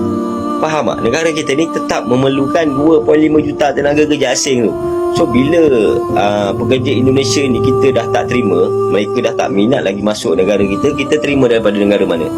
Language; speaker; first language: Malay; native; Malay